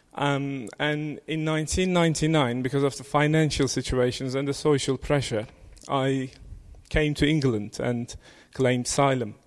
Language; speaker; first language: English; non-native, fluent; Turkish